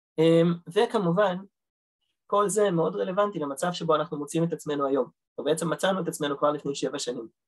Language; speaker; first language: Hebrew; early bilingual, other home language; Russian